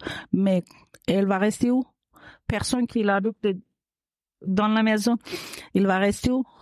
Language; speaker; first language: French; non-native, learner; Kurdish